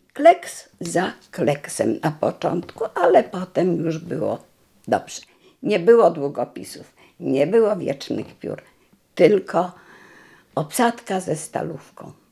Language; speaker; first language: Polish; native; Polish